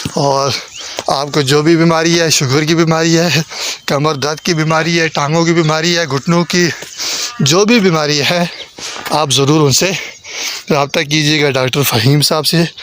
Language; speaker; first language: Urdu; non-native, local second language; Northern Hindko